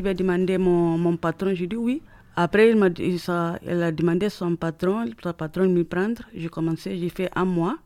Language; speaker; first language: French; non-native, learner; Upper Guinea Crioulo